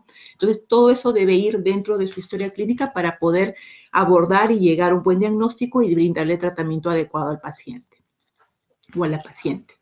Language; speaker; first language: Spanish; native; Spanish